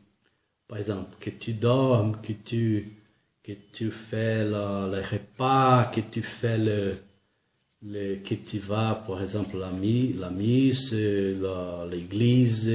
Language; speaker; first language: French; non-native, learner; Portuguese